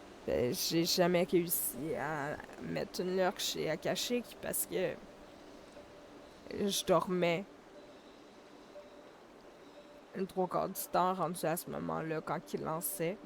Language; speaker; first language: French; native; French